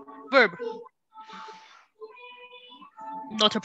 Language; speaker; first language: English; non-native, learner; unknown